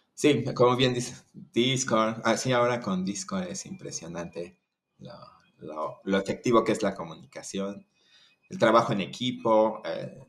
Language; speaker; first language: Spanish; native; Spanish